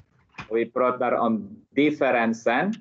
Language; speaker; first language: Swedish; non-native, fluent; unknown